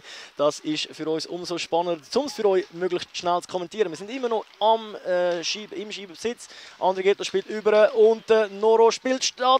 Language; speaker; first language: German; native; German